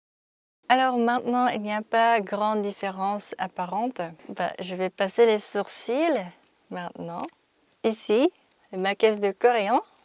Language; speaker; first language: French; non-native, fluent; Korean